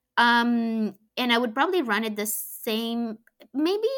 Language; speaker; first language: English; non-native, fluent; Spanish